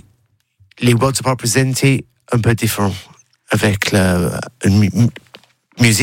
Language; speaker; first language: French; non-native, learner; English